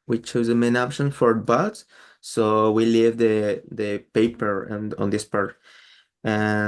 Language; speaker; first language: English; non-native, learner; Spanish